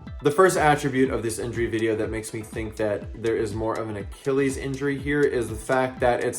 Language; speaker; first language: English; native; English